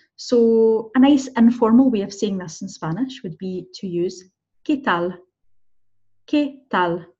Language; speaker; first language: English; native; English